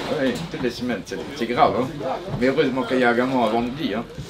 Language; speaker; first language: French; non-native, local second language; Luxembourgish